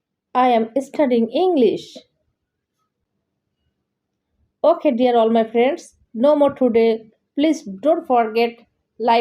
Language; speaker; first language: English; non-native, learner; Bangla